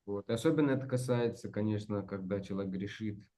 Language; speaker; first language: Russian; native; Russian